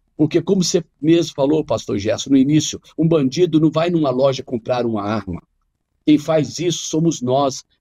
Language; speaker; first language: Portuguese; non-native, fluent; Arabic